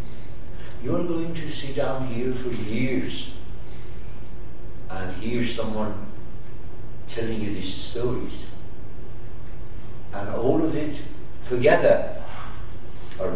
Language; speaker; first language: English; non-native, fluent; Persian